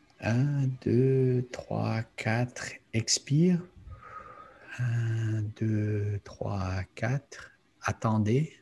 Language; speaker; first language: French; non-native, fluent; English